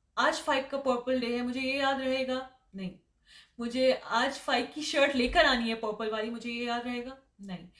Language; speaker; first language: Urdu; native; Urdu